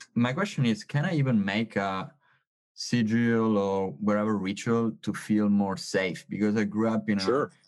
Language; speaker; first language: English; non-native, fluent; Italian